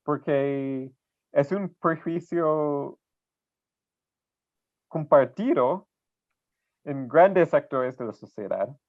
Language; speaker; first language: Spanish; non-native, fluent; English